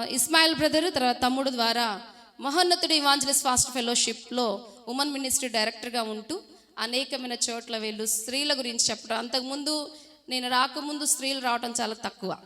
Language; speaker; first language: Telugu; non-native, fluent; Hindi